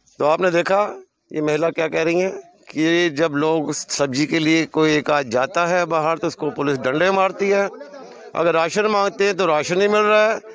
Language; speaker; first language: Hindi; native; Hindi